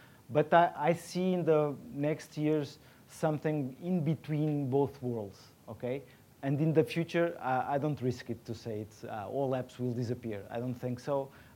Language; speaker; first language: English; non-native, fluent; Portuguese